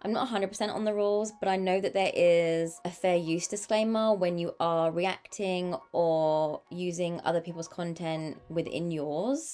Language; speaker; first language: English; native; English